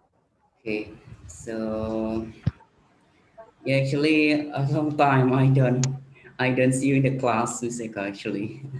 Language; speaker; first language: English; non-native, fluent; Indonesian